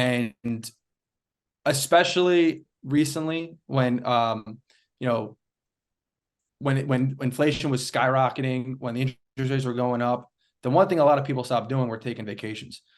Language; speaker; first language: English; native; English